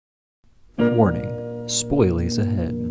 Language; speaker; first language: English; native; English